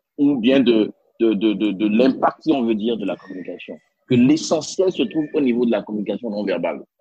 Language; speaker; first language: French; non-native, local second language; Spanish